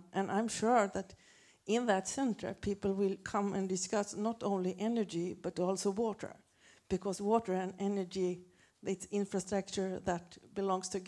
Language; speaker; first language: English; non-native, fluent; Swedish